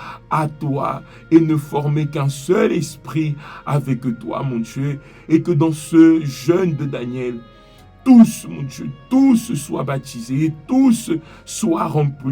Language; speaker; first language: French; native; French